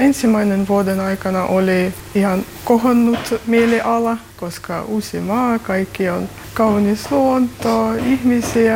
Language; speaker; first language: Finnish; non-native, learner; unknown